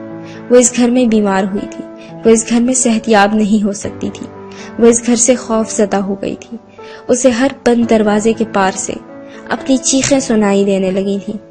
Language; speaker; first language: Urdu; native; Urdu